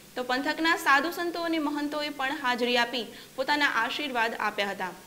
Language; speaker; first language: Gujarati; native; Gujarati